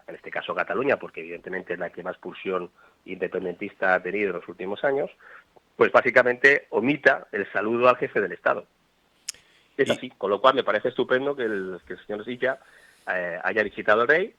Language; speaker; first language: Spanish; native; Spanish